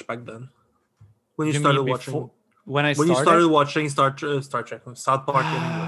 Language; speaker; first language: English; non-native, fluent; French